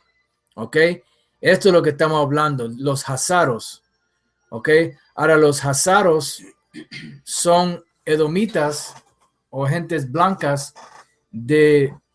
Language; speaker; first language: Spanish; early bilingual, heritage; English